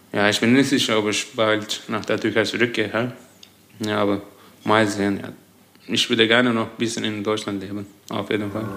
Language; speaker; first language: German; non-native, fluent; Turkish